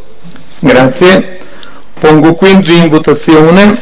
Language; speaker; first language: Italian; native; Italian